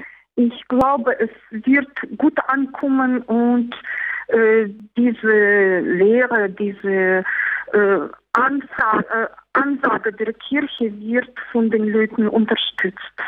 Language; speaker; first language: German; non-native, fluent; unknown